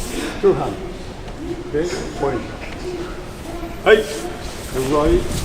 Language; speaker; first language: Japanese; native; Japanese